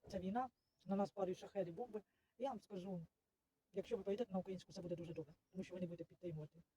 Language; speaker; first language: Ukrainian; non-native, local second language; Russian